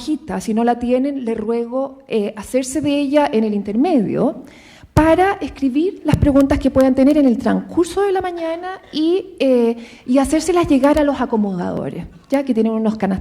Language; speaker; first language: Spanish; native; Spanish